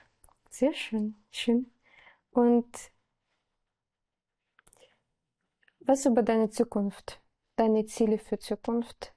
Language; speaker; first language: German; non-native, learner; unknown